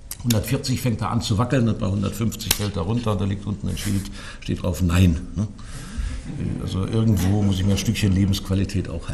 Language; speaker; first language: German; native; German